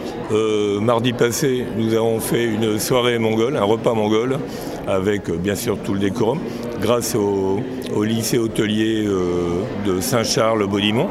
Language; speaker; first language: French; native; French